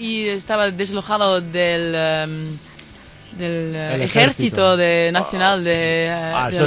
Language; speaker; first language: Spanish; non-native, fluent; Dutch